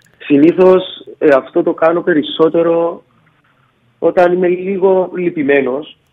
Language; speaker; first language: Greek; native; Greek